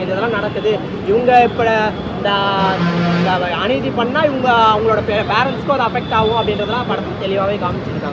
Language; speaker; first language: Tamil; native; Tamil